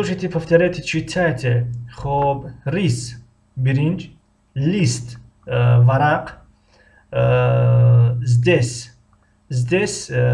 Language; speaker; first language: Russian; non-native, local second language; Tajik